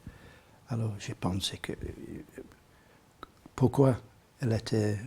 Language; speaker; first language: French; non-native, learner; English